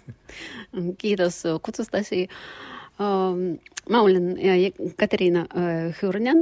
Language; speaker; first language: Finnish; non-native, learner; Russian